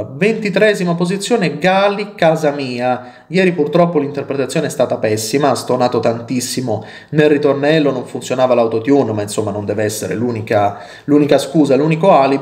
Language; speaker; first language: Italian; native; Italian